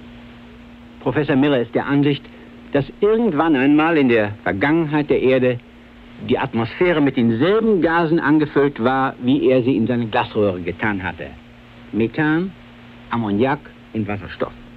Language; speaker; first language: German; native; German